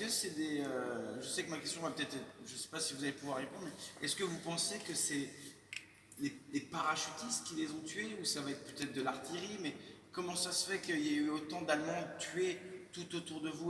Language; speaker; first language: French; native; French